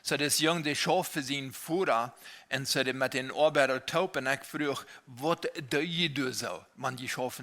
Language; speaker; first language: German; non-native, learner; Low German